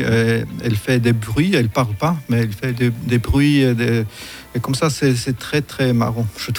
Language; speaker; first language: French; non-native, fluent; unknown